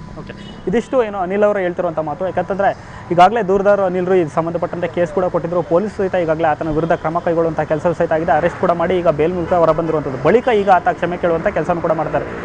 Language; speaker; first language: Kannada; native; Kannada